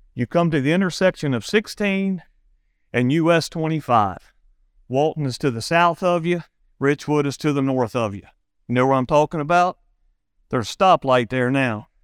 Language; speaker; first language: English; native; English